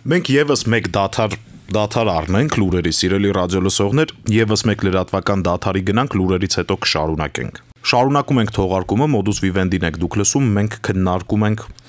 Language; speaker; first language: Armenian; native; Armenian